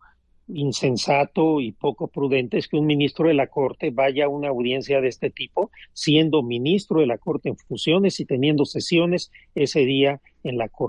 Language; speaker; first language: Spanish; native; Spanish